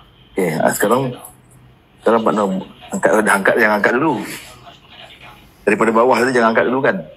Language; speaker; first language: Malay; native; Malay